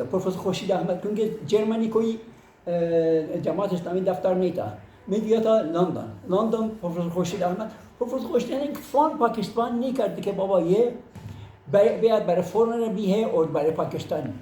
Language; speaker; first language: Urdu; non-native, learner; Persian